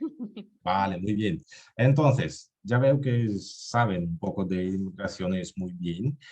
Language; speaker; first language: Spanish; non-native, fluent; Russian